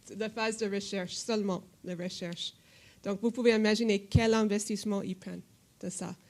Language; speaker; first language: French; non-native, fluent; English